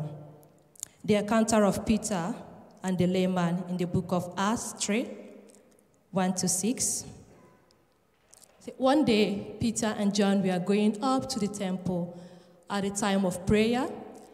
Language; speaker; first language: English; non-native, local second language; Igbo